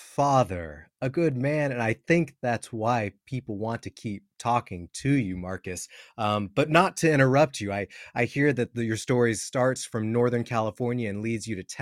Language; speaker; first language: English; native; English